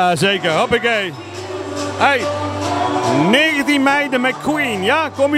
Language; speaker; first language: Dutch; native; Dutch